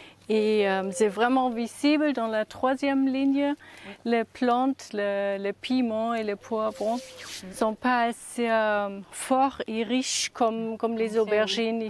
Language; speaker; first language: French; non-native, learner; German